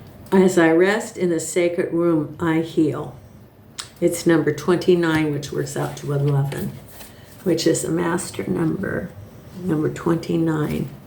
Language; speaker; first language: English; native; English